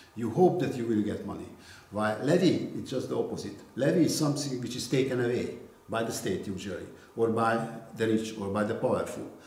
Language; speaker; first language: English; non-native, fluent; Hungarian